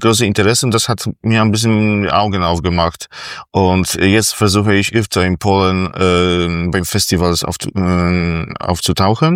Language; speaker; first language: German; non-native, fluent; Polish